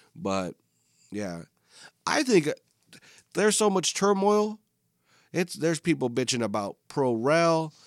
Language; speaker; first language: English; native; English